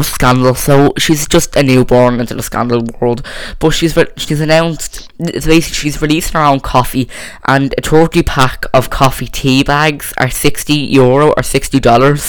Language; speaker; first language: English; native; English